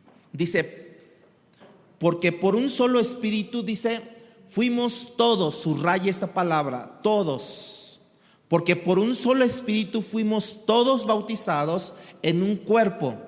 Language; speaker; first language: Spanish; native; Spanish